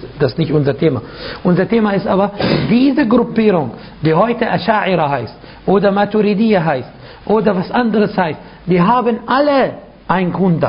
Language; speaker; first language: German; non-native, fluent; Arabic